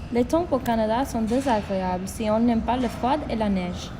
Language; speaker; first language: French; non-native, learner; English